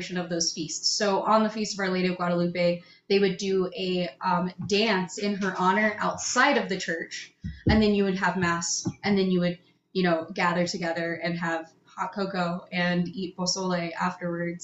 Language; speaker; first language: English; native; English